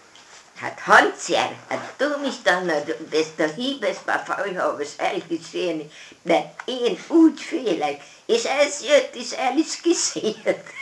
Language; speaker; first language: Hungarian; non-native, local second language; German